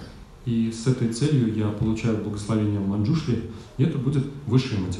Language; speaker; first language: Russian; native; Russian